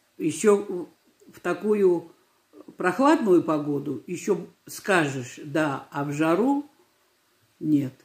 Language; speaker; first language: Russian; non-native, local second language; Georgian